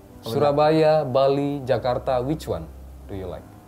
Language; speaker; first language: English; non-native, learner; Indonesian